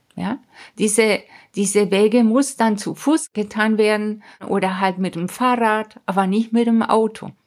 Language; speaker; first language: German; non-native, fluent; Spanish